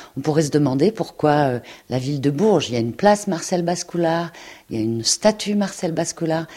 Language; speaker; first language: French; native; French